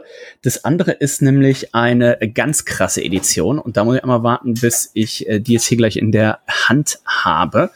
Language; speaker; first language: German; native; German